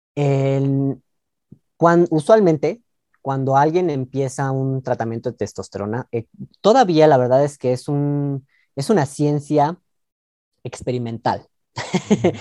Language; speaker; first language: Spanish; native; Spanish